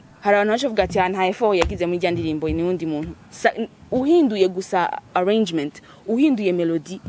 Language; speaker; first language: Rundi; early bilingual, heritage; Rundi